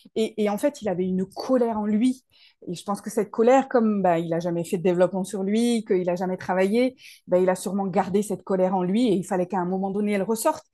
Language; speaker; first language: French; native; French